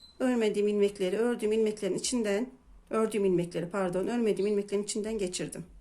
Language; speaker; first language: Turkish; native; Turkish